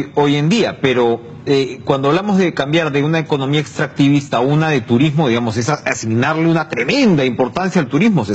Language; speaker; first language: Spanish; native; Spanish